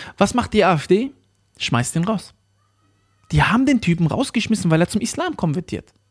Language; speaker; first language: German; early bilingual, other home language; Arabic